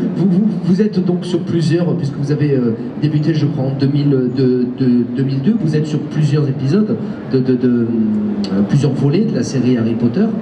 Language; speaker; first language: French; native; French